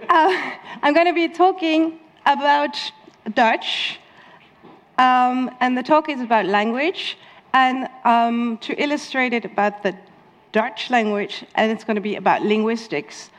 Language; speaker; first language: English; non-native, fluent; Dutch